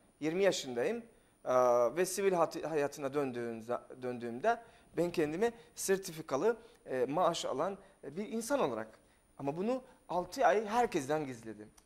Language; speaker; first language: Turkish; non-native, fluent; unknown